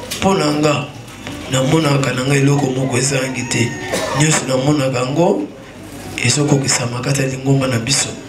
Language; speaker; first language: Lingala; non-native, local second language; Kongo